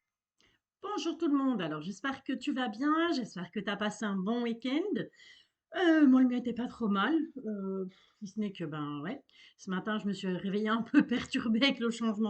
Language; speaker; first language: French; native; French